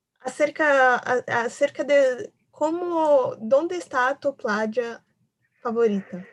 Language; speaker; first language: Spanish; non-native, learner; Portuguese